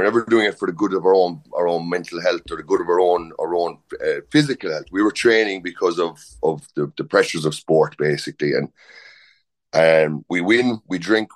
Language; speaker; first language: English; native; English